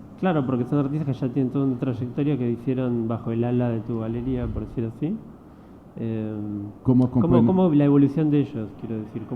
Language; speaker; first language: Spanish; native; Spanish